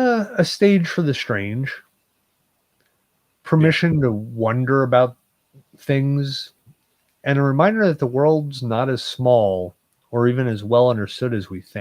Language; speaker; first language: English; native; English